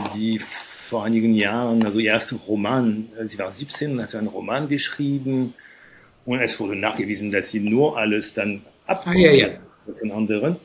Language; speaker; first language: German; non-native, fluent; French